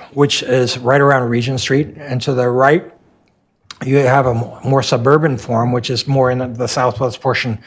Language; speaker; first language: English; native; English